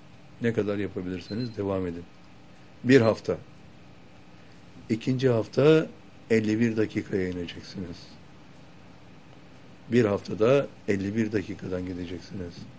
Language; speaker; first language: Turkish; native; Turkish